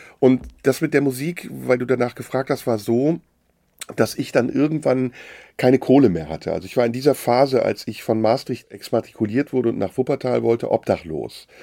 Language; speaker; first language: German; early bilingual, other home language; Turkish